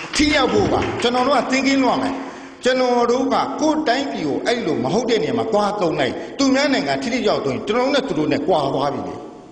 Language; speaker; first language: Burmese; native; Burmese